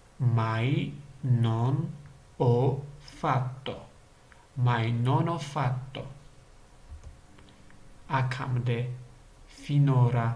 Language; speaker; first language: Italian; non-native, learner; Georgian